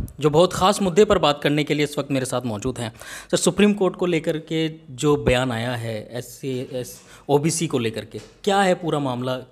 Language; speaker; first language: Hindi; native; Hindi